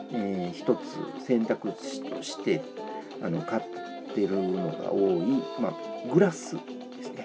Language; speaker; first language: Japanese; native; Japanese